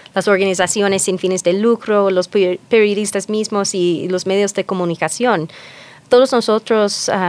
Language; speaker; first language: Spanish; non-native, fluent; English